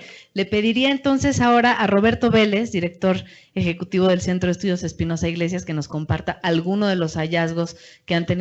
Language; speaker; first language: Spanish; native; Spanish